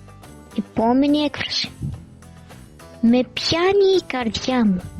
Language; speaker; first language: Greek; non-native, fluent; Arabic